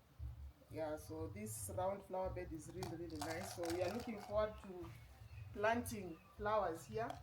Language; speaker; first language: English; non-native, local second language; Swahili